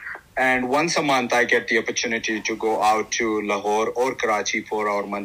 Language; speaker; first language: English; non-native, local second language; Pashto